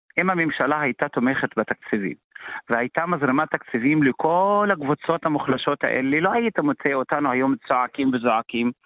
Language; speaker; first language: Hebrew; non-native, local second language; Arabic